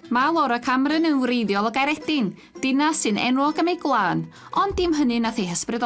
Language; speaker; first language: Welsh; native; Welsh